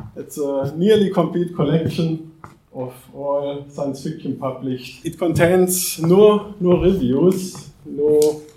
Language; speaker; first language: English; non-native, fluent; German